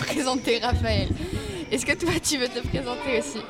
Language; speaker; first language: French; native; French